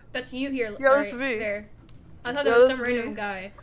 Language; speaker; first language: English; native; English